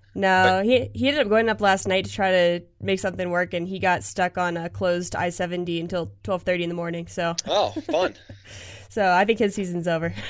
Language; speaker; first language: English; native; English